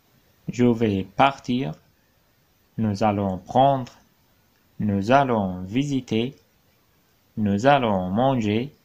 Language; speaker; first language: French; non-native, fluent; Arabic